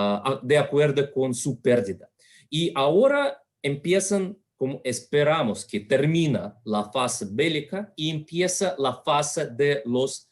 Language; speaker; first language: Spanish; non-native, fluent; Russian